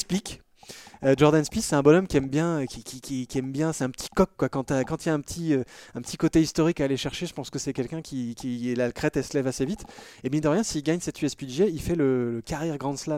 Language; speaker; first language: French; native; French